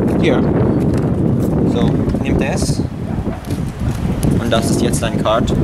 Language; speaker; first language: German; non-native, learner; English